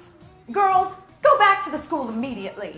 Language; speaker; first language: English; native; English